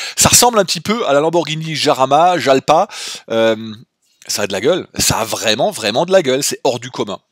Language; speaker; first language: French; native; French